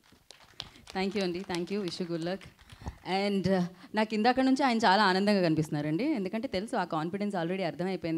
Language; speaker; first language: Telugu; native; Telugu